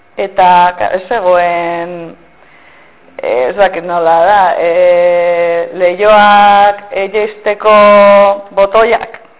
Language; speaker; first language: Basque; non-native, local second language; Spanish